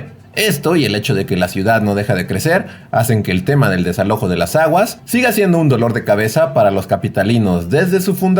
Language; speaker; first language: Spanish; native; Spanish